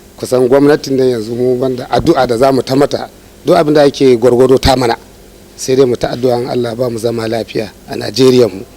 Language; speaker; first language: Hausa; native; Hausa